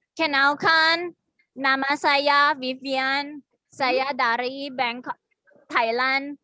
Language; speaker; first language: Indonesian; non-native, learner; Thai